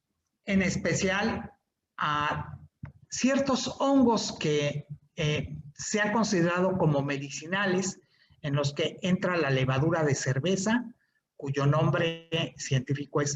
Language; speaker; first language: Spanish; native; Spanish